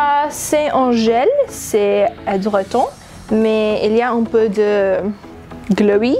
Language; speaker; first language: French; non-native, learner; English